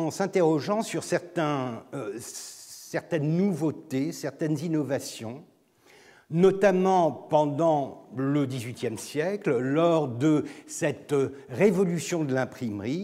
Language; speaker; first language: French; non-native, fluent; Turkish